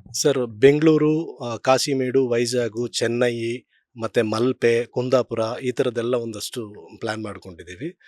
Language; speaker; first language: Kannada; native; Kannada